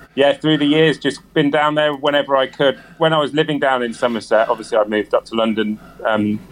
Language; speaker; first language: English; native; English